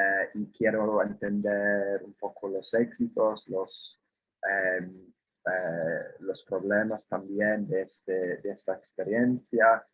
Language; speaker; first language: Spanish; non-native, fluent; English